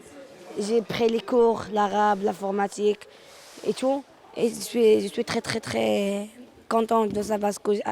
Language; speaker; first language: French; non-native, learner; Arabic